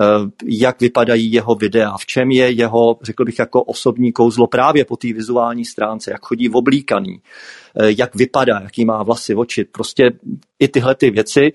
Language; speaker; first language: Czech; native; Czech